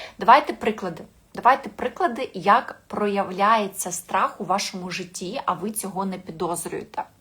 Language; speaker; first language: Ukrainian; non-native, local second language; Russian